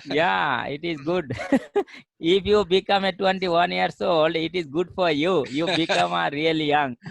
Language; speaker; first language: English; non-native, learner; Bangla